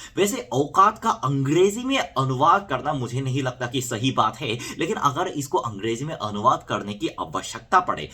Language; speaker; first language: Hindi; non-native, fluent; Korean